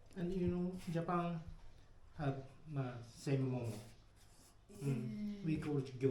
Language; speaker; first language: English; non-native, learner; Japanese